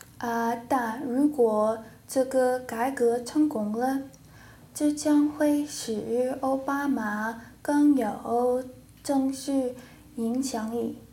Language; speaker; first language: Chinese; non-native, learner; English